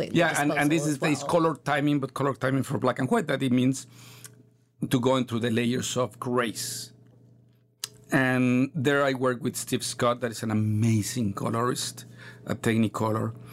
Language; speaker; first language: English; non-native, fluent; Spanish